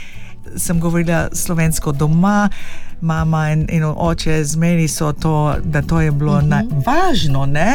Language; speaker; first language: Slovenian; early bilingual, heritage; Slovenian